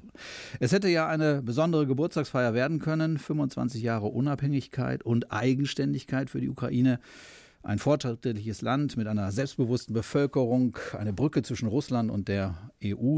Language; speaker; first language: German; native; German